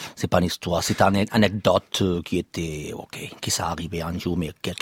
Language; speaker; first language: French; non-native, fluent; Spanish